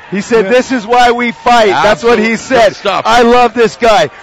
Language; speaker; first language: English; native; English